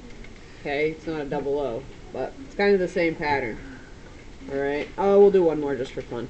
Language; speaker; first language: English; native; English